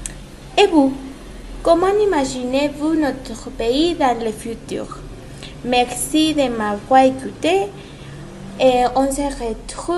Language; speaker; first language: French; non-native, learner; Spanish